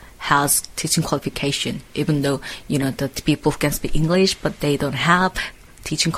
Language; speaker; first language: English; non-native, learner; Korean